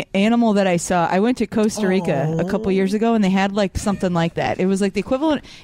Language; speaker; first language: English; native; English